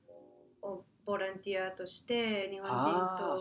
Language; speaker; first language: Japanese; non-native, fluent; English